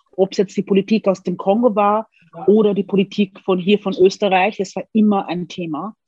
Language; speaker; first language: German; early bilingual, other home language; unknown